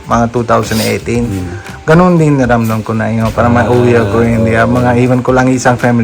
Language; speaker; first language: Filipino; non-native, learner; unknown